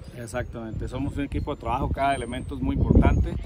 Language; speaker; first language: Spanish; native; Spanish